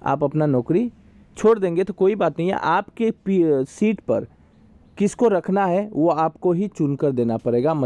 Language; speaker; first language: Hindi; non-native, local second language; Assamese